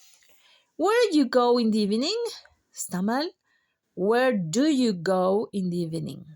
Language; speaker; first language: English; non-native, fluent; Spanish